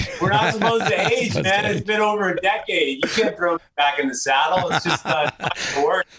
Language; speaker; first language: English; native; English